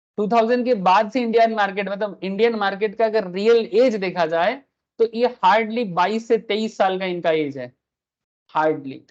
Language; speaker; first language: Hindi; non-native, local second language; Bangla